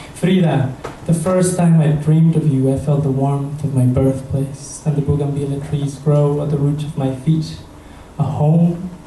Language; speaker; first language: English; early bilingual, other home language; Spanish